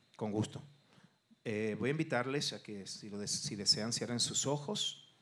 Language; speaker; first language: Spanish; early bilingual, other home language; Portuguese